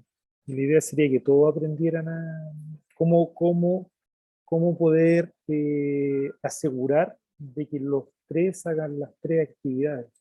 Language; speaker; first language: Spanish; native; Spanish